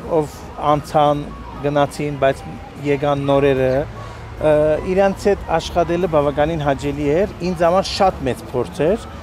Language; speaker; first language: Armenian; early bilingual, heritage; Armenian